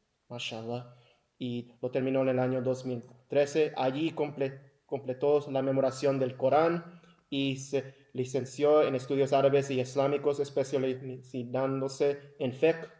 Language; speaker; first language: Spanish; early bilingual, heritage; English